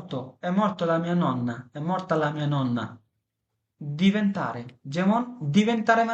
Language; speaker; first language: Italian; non-native, fluent; Bangla